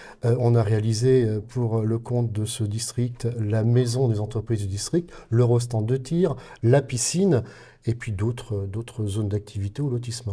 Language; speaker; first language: French; native; French